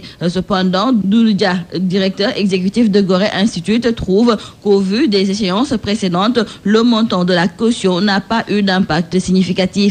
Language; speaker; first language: French; non-native, local second language; Wolof